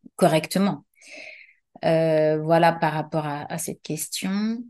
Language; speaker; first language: French; native; French